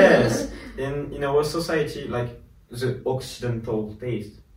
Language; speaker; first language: English; non-native, learner; French